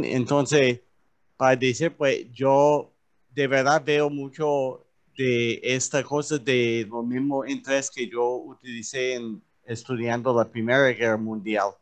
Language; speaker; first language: Spanish; non-native, learner; English